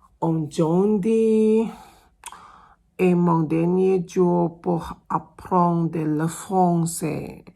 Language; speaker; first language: French; non-native, learner; Thai